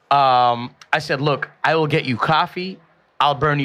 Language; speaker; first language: English; early bilingual, other home language; Bangla